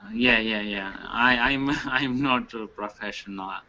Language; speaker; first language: English; non-native, learner; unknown